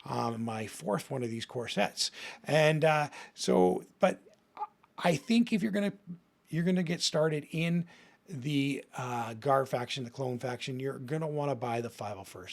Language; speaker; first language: English; native; English